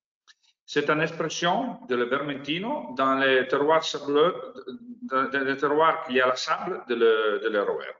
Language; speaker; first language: French; non-native, learner; Italian